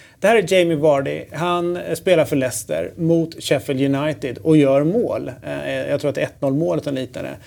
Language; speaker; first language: Swedish; native; Swedish